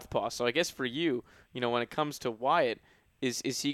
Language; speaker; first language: English; native; English